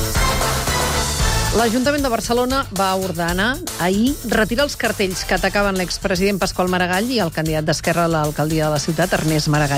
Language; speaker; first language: Catalan; native; Catalan